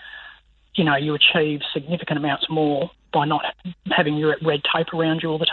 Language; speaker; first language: English; native; English